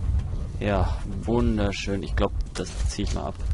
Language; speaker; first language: German; native; German